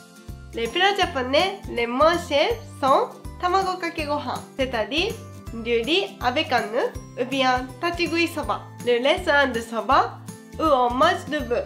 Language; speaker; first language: French; non-native, fluent; Japanese